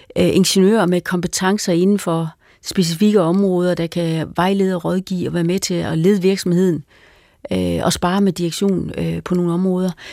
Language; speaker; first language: Danish; native; Danish